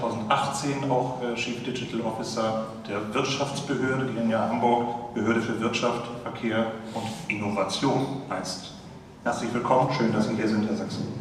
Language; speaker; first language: German; native; German